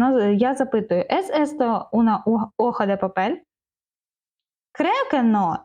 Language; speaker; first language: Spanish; non-native, learner; Ukrainian